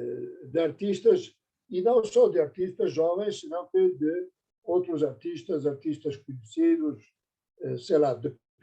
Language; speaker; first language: Portuguese; non-native, fluent; Persian